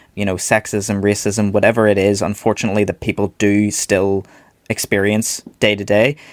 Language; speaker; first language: English; native; English